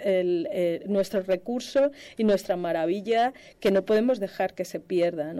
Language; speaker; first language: Spanish; native; Spanish